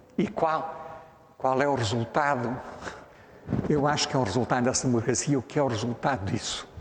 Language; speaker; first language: Portuguese; native; Portuguese